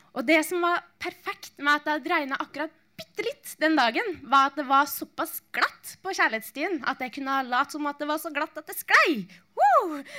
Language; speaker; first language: Norwegian; native; Norwegian